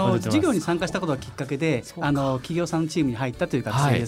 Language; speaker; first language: Japanese; native; Japanese